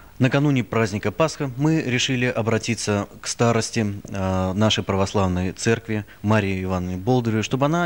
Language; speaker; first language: Russian; native; Russian